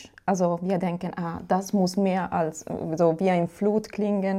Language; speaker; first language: German; non-native, fluent; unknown